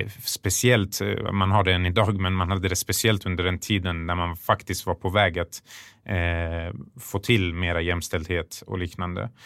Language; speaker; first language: Swedish; early bilingual, other home language; Persian